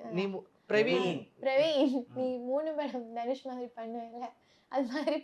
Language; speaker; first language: Tamil; non-native, local second language; Malayalam